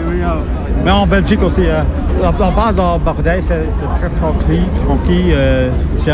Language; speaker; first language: French; non-native, learner; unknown